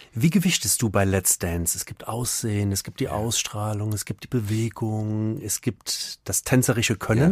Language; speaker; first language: German; native; German